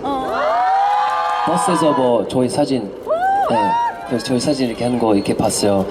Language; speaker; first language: Korean; non-native, fluent; English